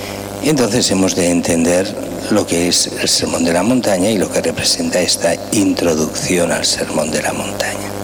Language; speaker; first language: Spanish; native; Spanish